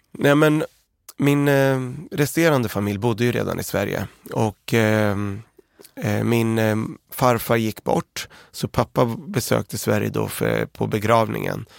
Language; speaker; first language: Swedish; early bilingual, other home language; Arabic